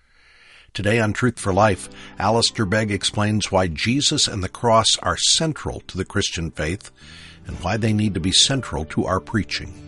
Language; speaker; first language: English; native; English